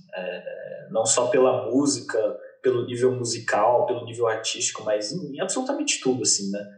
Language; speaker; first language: Portuguese; native; Portuguese